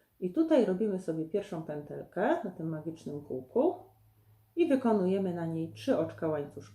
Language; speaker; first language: Polish; native; Polish